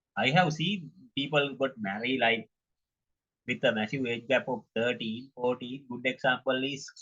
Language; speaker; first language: English; non-native, local second language; Sinhala